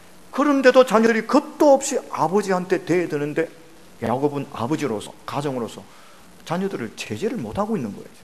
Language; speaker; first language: Korean; native; Korean